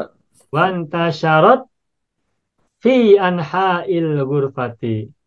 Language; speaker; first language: Arabic; non-native, fluent; Indonesian